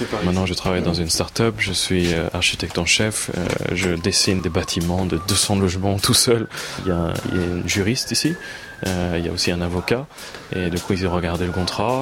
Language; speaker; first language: French; native; French